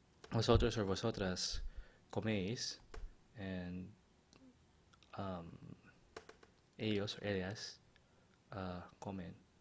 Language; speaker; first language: Spanish; non-native, learner; English